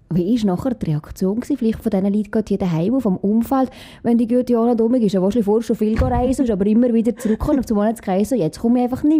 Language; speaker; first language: German; native; German